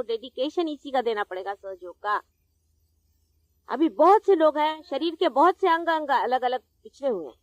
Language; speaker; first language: Hindi; non-native, local second language; Marathi